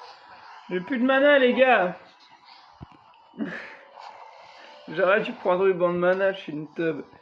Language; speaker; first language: French; native; French